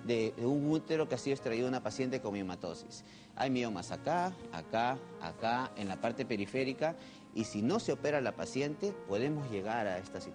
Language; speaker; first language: Spanish; native; Spanish